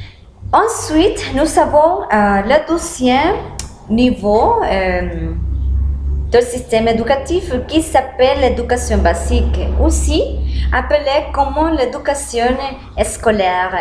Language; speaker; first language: French; non-native, learner; Spanish